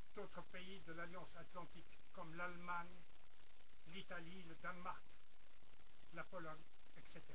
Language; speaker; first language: French; non-native, local second language; Arabic